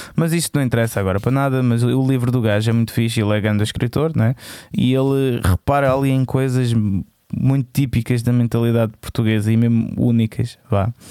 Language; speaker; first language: Portuguese; native; Portuguese